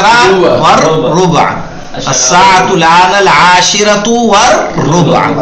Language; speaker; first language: Arabic; non-native, fluent; Urdu